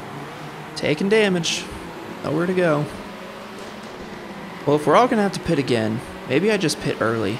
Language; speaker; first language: English; native; English